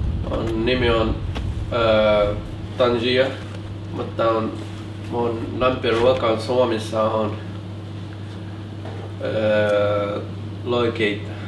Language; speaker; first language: Finnish; non-native, learner; Arabic